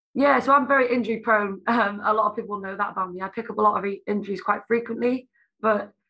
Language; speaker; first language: English; native; English